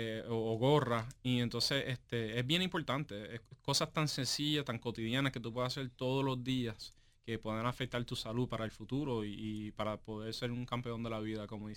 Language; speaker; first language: Spanish; native; Spanish